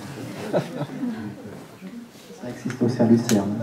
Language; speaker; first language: French; non-native, local second language; German